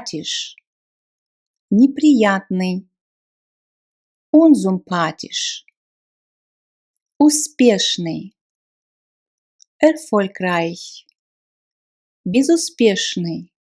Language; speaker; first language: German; non-native, fluent; Russian